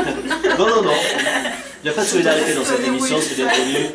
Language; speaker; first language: French; native; French